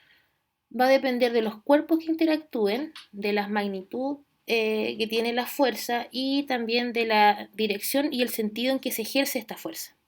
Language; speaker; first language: Spanish; native; Spanish